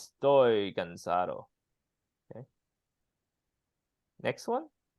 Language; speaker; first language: Spanish; non-native, learner; Cantonese